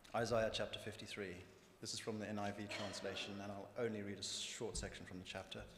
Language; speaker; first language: English; native; English